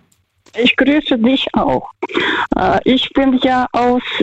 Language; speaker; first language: German; early bilingual, heritage; Russian